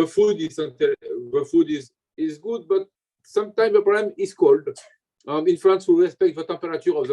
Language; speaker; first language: English; non-native, learner; French